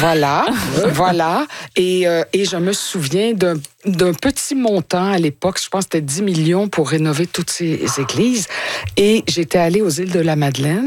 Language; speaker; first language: French; native; French